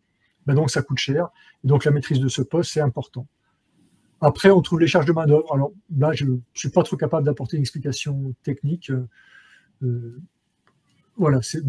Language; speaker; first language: French; native; French